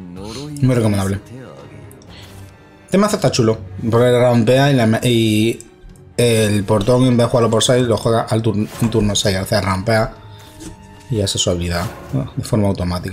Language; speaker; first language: Spanish; native; Spanish